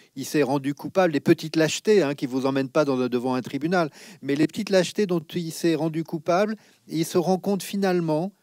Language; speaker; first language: French; native; French